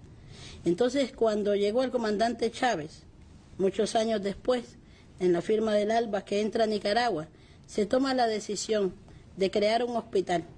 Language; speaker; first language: Spanish; native; Spanish